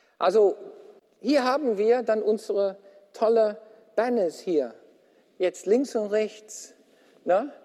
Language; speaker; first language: German; non-native, fluent; English